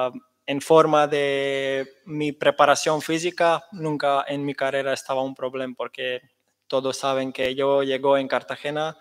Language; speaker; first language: Spanish; non-native, fluent; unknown